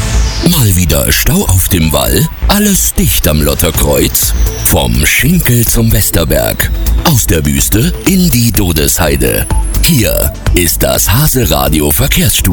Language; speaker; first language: German; native; German